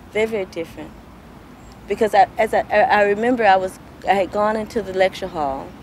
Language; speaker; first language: English; native; English